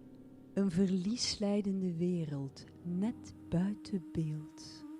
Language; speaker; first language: Dutch; native; Dutch